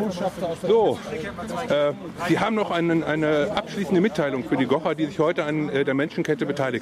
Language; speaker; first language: German; native; German